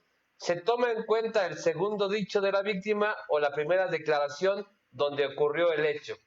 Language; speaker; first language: Spanish; native; Spanish